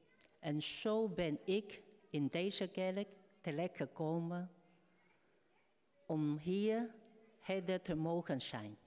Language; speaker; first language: Dutch; non-native, fluent; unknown